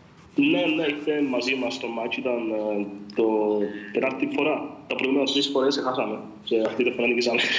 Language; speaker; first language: Greek; early bilingual, other home language; English